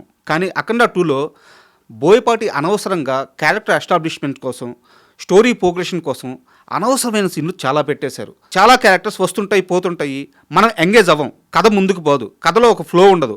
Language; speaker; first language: Telugu; native; Telugu